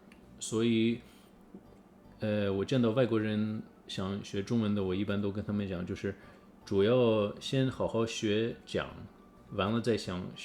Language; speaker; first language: Chinese; early bilingual, heritage; English